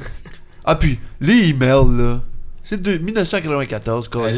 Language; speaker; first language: French; native; French